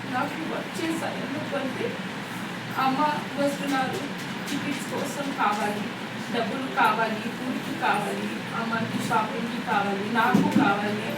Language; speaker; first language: Telugu; non-native, learner; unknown